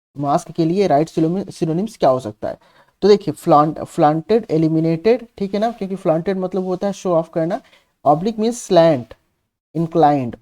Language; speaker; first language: Hindi; native; Hindi